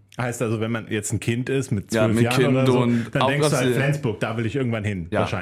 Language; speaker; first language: German; native; German